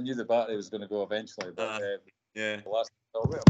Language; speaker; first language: English; native; English